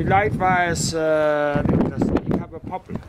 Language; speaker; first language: German; non-native, learner; Danish